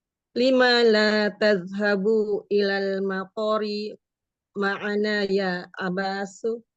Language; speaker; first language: Arabic; non-native, learner; Indonesian